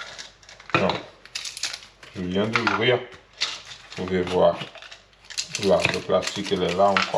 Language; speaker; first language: French; non-native, learner; Portuguese